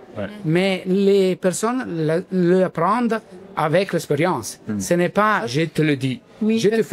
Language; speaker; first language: French; non-native, learner; Italian